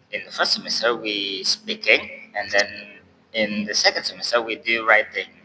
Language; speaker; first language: English; non-native, learner; Indonesian